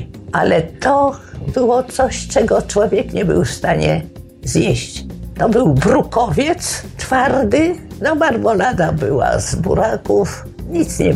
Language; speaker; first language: Polish; native; Polish